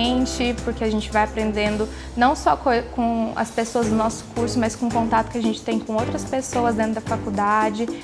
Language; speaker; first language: Portuguese; native; Portuguese